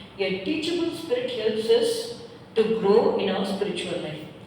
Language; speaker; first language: English; non-native, local second language; Tamil